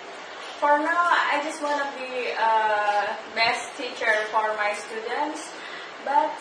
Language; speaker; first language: English; non-native, learner; Indonesian